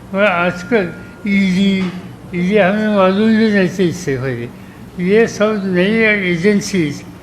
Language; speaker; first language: Hindi; non-native, local second language; Marathi